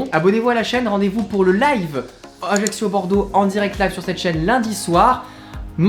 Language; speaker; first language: French; native; French